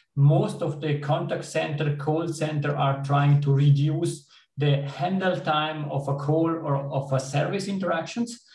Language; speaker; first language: English; non-native, fluent; Italian